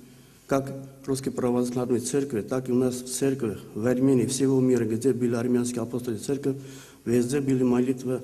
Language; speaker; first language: Russian; non-native, learner; Armenian